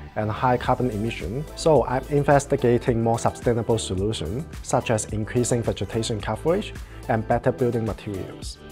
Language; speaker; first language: English; non-native, local second language; Cantonese